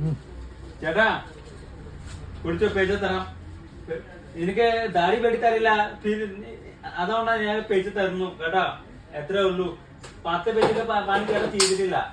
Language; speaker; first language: Malayalam; non-native, learner; Hindi